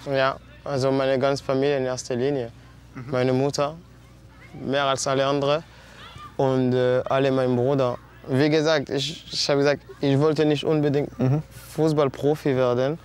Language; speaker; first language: German; non-native, fluent; French